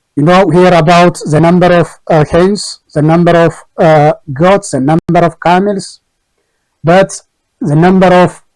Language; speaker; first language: English; non-native, local second language; Amharic